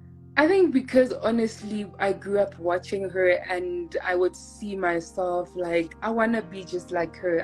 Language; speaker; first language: English; non-native, local second language; Tswana